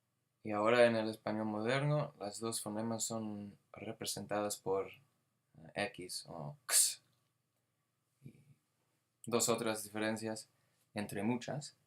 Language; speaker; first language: Spanish; non-native, fluent; English